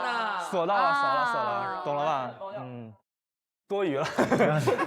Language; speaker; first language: Chinese; native; Chinese